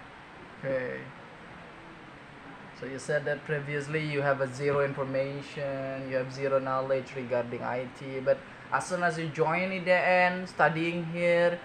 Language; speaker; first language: English; non-native, fluent; Indonesian